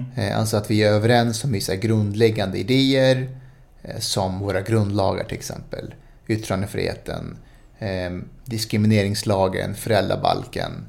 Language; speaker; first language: Swedish; early bilingual, other home language; Spanish